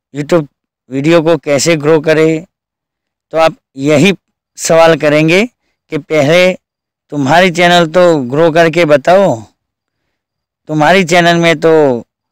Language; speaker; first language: Hindi; non-native, local second language; Gujarati